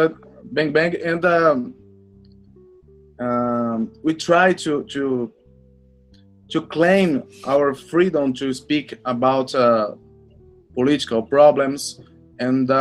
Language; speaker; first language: English; non-native, learner; Portuguese